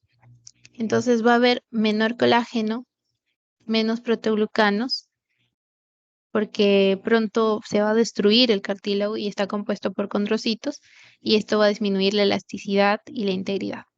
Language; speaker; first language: Spanish; native; Spanish